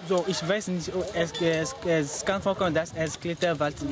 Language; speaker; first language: German; non-native, learner; French